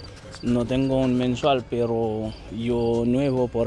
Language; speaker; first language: Spanish; non-native, learner; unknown